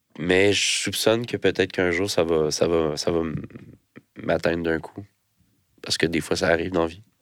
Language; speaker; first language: French; native; French